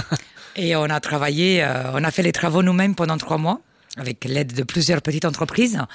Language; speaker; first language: French; non-native, fluent; Romanian